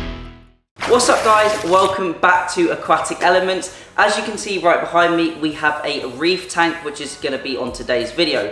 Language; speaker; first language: English; native; English